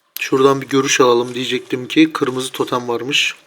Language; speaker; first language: Turkish; native; Turkish